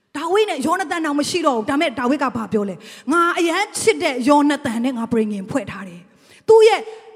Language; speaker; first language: Burmese; non-native, local second language; Tedim Chin